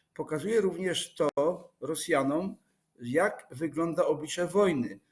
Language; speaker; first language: Polish; native; Polish